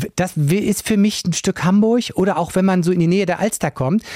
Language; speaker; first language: German; native; German